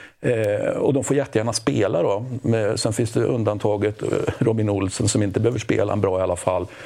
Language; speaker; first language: Swedish; native; Swedish